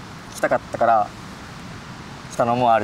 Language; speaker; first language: Japanese; native; Japanese